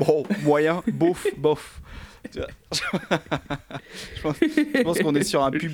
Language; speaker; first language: French; native; French